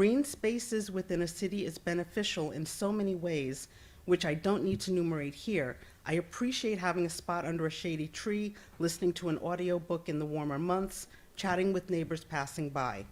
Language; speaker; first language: English; native; English